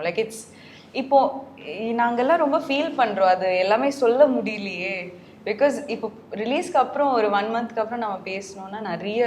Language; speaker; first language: Tamil; native; Tamil